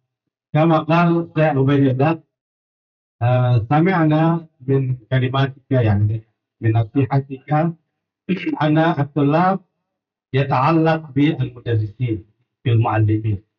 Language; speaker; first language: Arabic; non-native, fluent; Indonesian